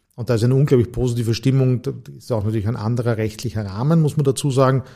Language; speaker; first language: German; native; German